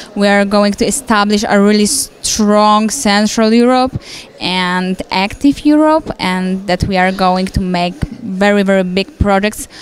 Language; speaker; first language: English; non-native, fluent; Polish